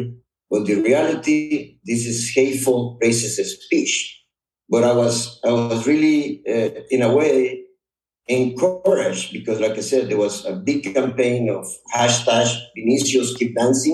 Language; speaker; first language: English; non-native, fluent; Spanish